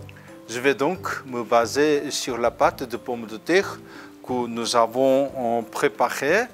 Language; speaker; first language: French; non-native, fluent; Korean